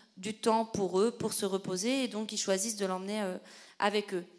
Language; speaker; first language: French; native; French